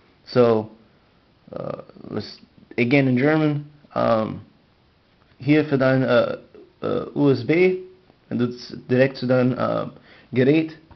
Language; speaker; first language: German; non-native, learner; English